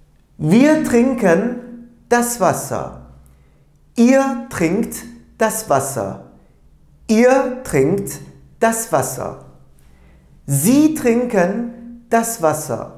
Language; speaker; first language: German; non-native, fluent; Turkish